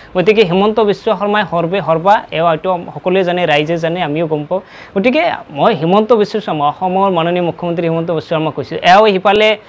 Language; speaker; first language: Assamese; non-native, local second language; Bangla